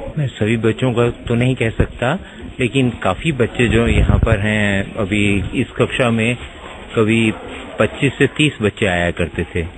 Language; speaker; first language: Hindi; native; Hindi